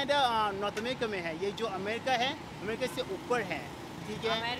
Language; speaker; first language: Hindi; non-native, learner; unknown